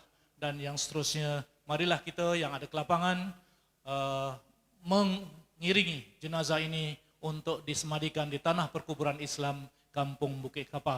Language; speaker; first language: Malay; native; Malay